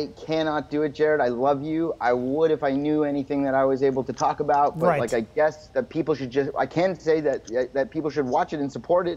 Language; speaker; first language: English; native; English